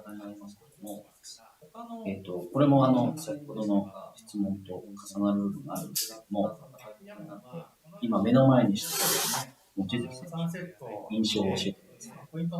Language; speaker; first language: Japanese; native; Japanese